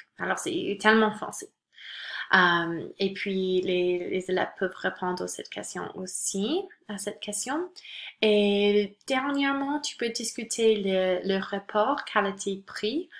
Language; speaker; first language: French; non-native, local second language; English